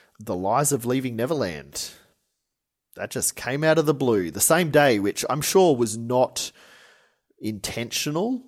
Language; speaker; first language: English; native; English